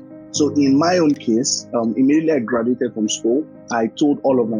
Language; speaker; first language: English; non-native, local second language; Yoruba